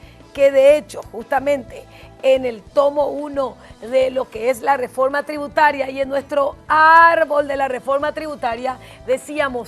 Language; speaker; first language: Spanish; native; Spanish